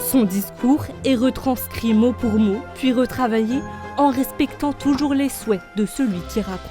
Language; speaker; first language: French; native; French